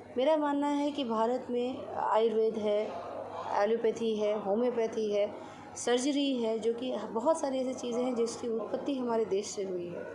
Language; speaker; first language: Hindi; native; Hindi